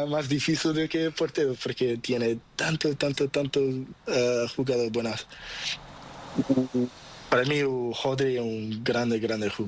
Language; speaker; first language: Spanish; non-native, learner; Portuguese